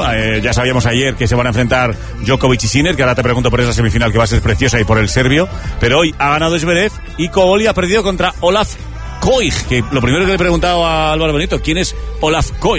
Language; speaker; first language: Spanish; native; Spanish